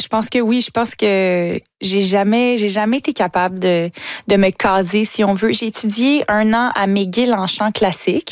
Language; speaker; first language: French; native; French